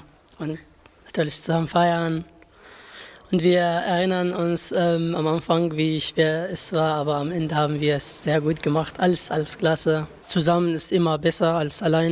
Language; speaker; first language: German; non-native, learner; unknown